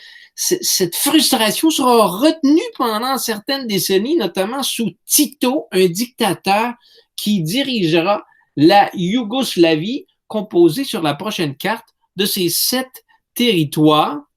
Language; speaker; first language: French; native; French